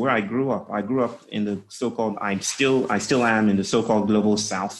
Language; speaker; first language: English; non-native, local second language; Yoruba